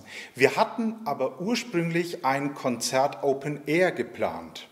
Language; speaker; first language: German; native; German